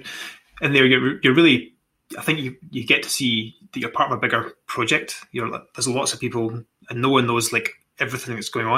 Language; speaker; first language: English; native; English